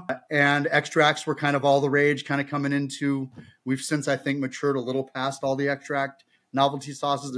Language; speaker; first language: English; native; English